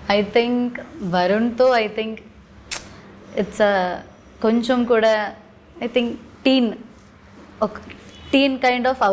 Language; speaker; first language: Telugu; non-native, learner; Malayalam